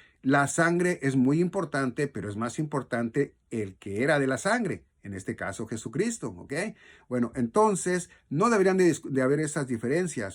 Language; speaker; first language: Spanish; native; Spanish